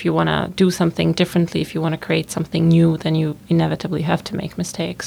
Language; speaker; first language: English; non-native, fluent; Bosnian